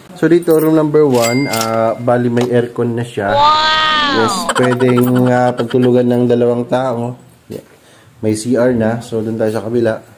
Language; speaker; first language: Filipino; native; Filipino